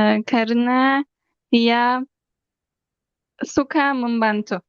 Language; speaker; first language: Indonesian; non-native, learner; Turkish